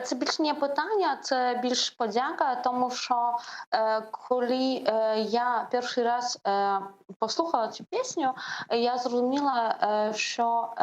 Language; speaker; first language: Ukrainian; non-native, learner; Lithuanian